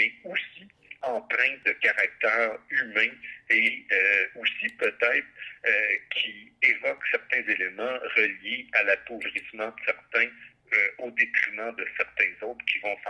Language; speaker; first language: French; native; French